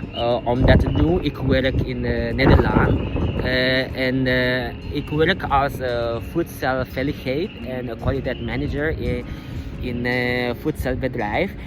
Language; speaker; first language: Dutch; non-native, learner; Indonesian